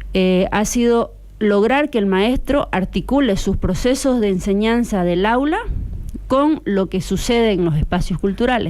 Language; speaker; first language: Spanish; native; Spanish